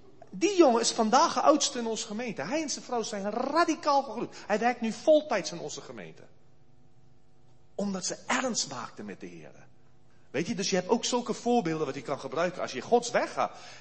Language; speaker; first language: Dutch; non-native, fluent; Afrikaans